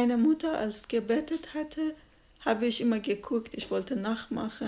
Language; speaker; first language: German; non-native, learner; Persian